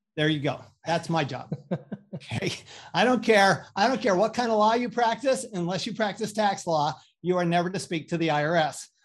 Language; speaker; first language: English; native; English